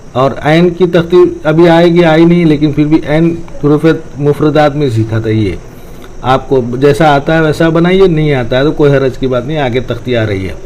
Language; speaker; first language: Urdu; native; Urdu